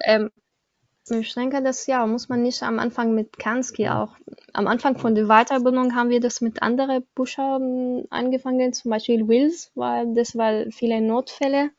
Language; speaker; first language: German; non-native, learner; Arabic